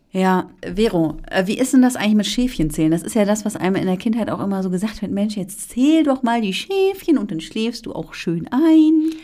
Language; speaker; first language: German; native; German